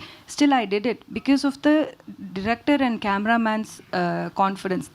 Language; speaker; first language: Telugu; non-native, learner; Tamil